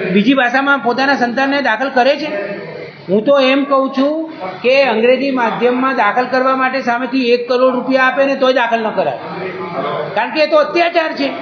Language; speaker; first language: Gujarati; native; Gujarati